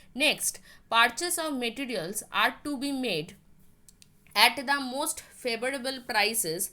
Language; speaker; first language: English; non-native, local second language; Bangla